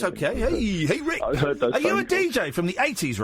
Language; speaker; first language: English; native; English